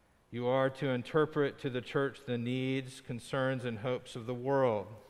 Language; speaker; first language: English; native; English